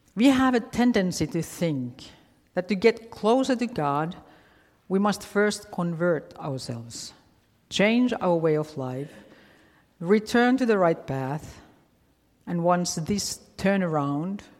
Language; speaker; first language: English; non-native, fluent; Finnish